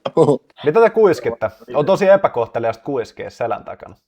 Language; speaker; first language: Finnish; native; Finnish